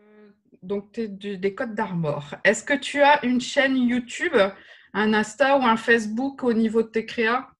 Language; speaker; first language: French; native; French